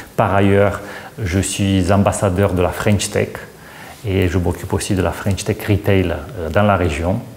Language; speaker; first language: French; non-native, fluent; Romanian